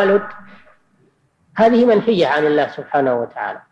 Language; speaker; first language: Arabic; native; Arabic